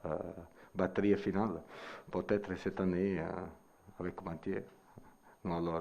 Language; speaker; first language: French; non-native, learner; Italian